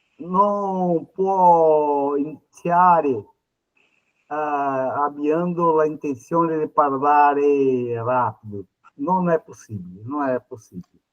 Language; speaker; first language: Italian; non-native, learner; Portuguese